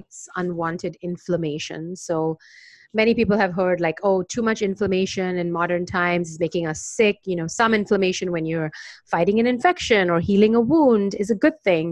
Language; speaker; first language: English; non-native, local second language; Hindi